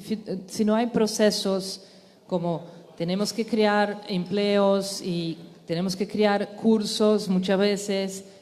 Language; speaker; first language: Spanish; non-native, learner; Portuguese